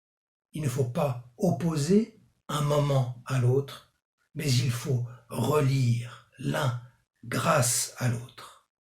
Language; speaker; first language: French; native; French